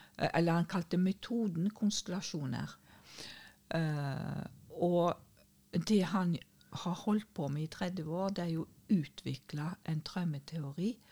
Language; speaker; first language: Norwegian; native; Norwegian